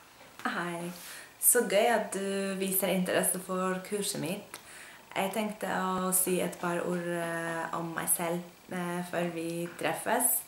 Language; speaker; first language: Norwegian; non-native, fluent; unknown